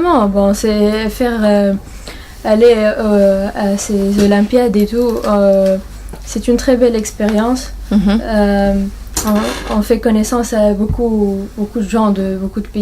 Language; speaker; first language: French; non-native, local second language; Arabic